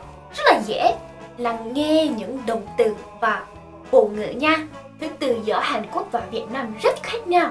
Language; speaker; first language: Vietnamese; non-native, fluent; Korean